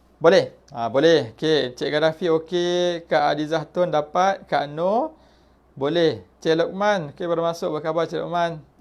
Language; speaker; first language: Malay; native; Malay